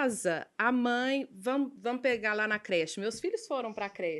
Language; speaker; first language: Portuguese; native; Portuguese